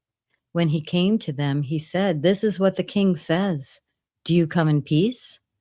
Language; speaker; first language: English; native; English